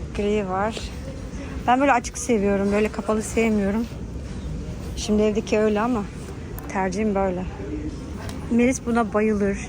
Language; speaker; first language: Turkish; early bilingual, heritage; Turkish